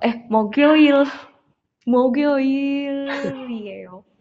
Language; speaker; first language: Korean; non-native, learner; Indonesian